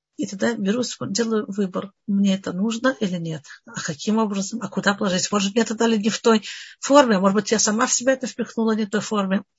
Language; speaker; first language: Russian; early bilingual, heritage; Russian